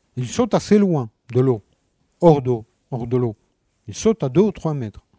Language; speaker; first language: French; non-native, fluent; Russian